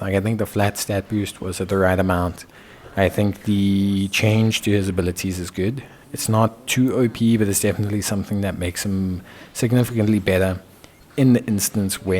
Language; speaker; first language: English; native; English